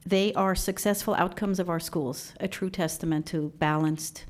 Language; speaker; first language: English; early bilingual, other home language; Persian